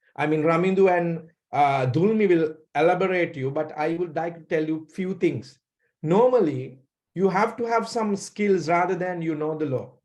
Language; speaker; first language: English; non-native, local second language; Sinhala